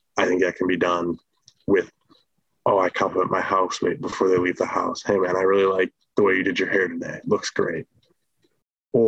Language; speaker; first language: English; native; English